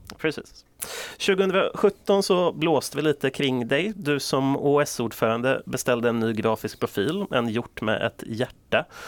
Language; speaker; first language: Swedish; native; Swedish